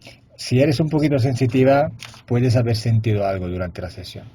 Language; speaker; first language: Spanish; non-native, fluent; Italian